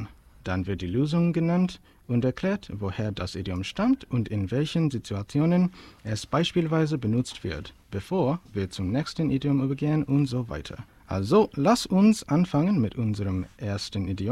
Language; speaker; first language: German; non-native, fluent; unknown